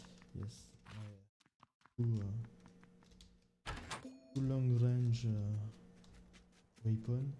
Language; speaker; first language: English; non-native, learner; French